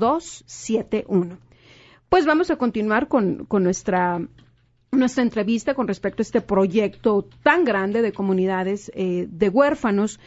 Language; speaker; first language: Spanish; native; Spanish